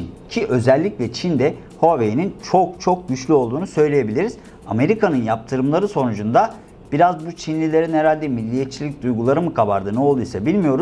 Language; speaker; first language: Turkish; native; Turkish